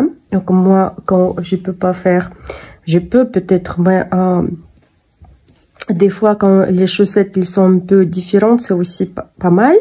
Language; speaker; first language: French; non-native, fluent; Russian